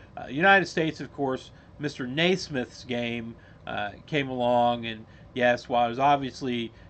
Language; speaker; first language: English; native; English